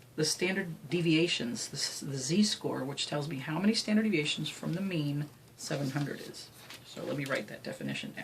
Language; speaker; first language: English; native; English